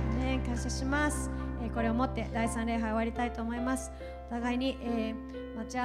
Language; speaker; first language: Japanese; native; Japanese